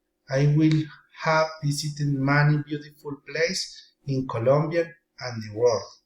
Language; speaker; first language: English; non-native, learner; Spanish